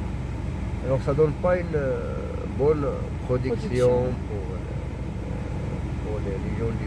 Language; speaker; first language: French; non-native, local second language; Arabic